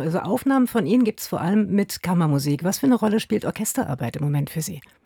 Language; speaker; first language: German; native; German